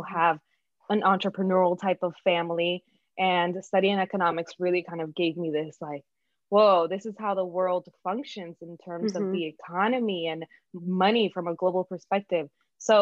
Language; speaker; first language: English; early bilingual, other home language; Spanish